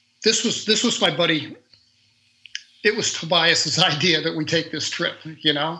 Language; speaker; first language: English; native; English